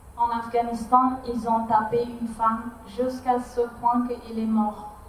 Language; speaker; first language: French; non-native, learner; Persian